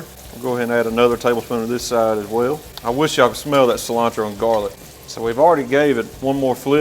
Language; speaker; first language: English; native; English